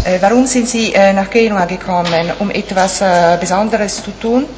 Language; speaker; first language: German; non-native, fluent; Italian